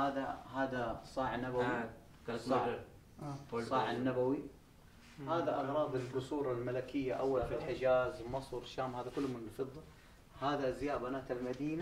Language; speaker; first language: Arabic; non-native, learner; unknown